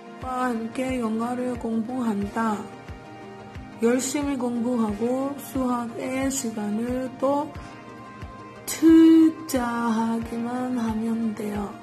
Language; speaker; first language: Korean; non-native, learner; English